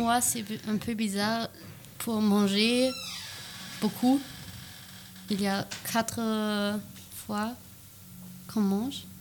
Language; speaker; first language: French; non-native, learner; German